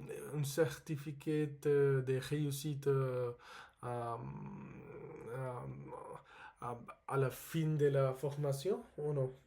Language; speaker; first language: French; non-native, learner; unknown